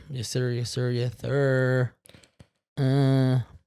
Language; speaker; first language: English; native; English